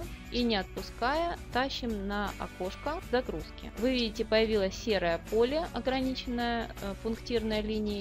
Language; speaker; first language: Russian; native; Russian